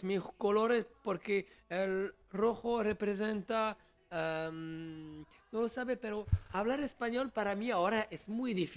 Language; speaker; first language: Spanish; non-native, learner; French